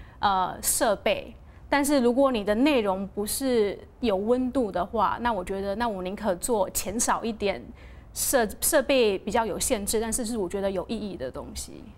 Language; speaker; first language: Chinese; native; Chinese